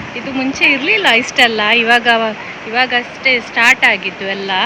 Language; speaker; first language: Kannada; non-native, local second language; Tulu